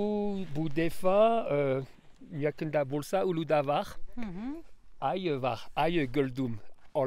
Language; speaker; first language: Turkish; non-native, learner; French